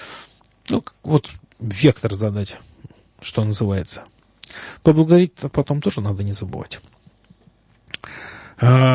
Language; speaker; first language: Russian; native; Russian